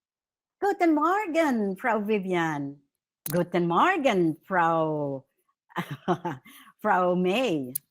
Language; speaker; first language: German; non-native, fluent; Filipino